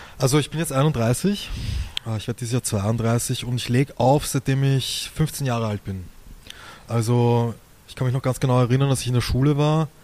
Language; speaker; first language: German; native; German